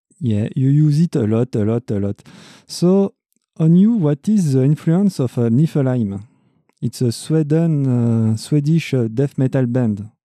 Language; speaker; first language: English; non-native, learner; French